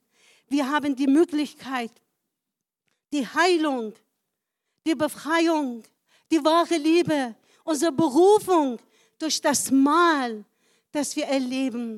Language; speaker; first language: German; non-native, fluent; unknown